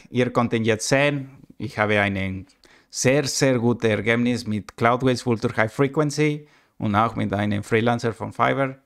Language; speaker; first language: German; non-native, learner; Spanish